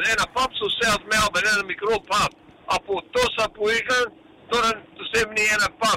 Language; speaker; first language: Greek; early bilingual, heritage; Greek